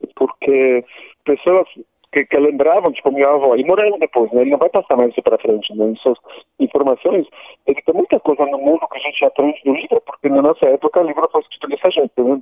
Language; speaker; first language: Portuguese; non-native, fluent; Polish